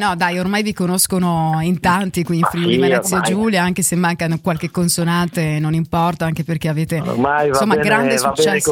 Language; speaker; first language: Italian; native; Italian